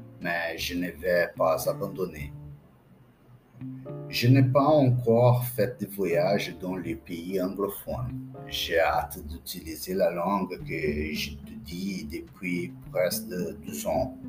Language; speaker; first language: French; non-native, learner; Portuguese